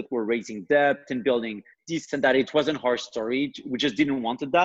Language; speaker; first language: English; non-native, fluent; French